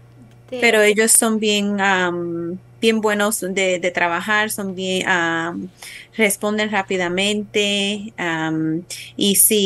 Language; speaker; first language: Spanish; early bilingual, heritage; Spanish